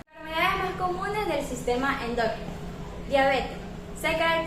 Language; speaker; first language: Spanish; native; Spanish